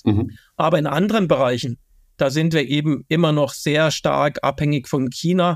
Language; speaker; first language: German; native; German